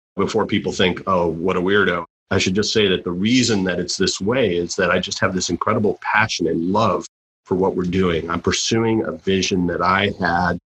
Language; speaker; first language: English; native; English